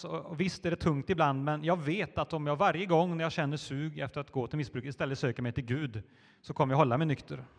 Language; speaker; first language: Swedish; native; Swedish